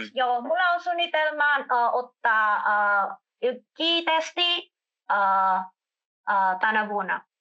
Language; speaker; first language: Finnish; non-native, learner; Vietnamese